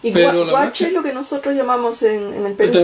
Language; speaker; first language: Spanish; native; Spanish